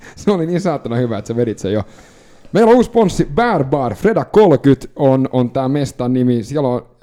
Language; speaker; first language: Finnish; non-native, local second language; Swedish